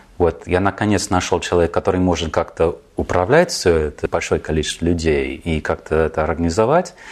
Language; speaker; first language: Russian; non-native, fluent; English